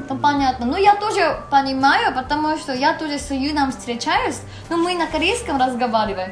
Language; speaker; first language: Russian; non-native, learner; Korean